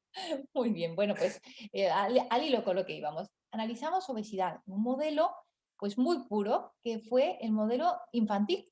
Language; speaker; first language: Spanish; native; Spanish